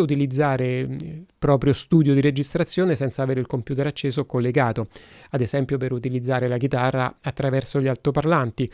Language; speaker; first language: Italian; native; Italian